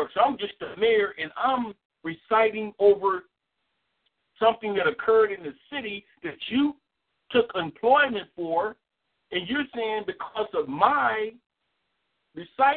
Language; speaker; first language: English; native; English